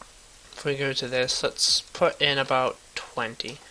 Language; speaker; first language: English; native; English